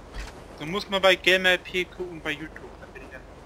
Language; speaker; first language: German; native; German